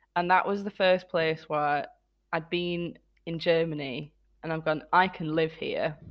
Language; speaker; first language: English; native; English